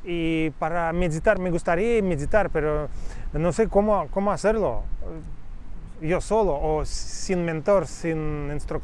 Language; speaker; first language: Spanish; non-native, fluent; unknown